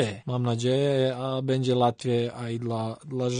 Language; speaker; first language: Polish; non-native, learner; Croatian